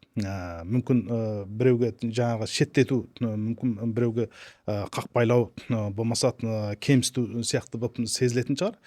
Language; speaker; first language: Kazakh; early bilingual, heritage; Kazakh